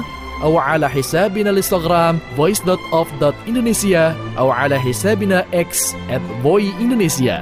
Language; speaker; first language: Arabic; non-native, fluent; Indonesian